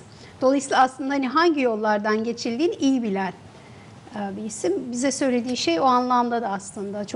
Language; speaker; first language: Turkish; native; Turkish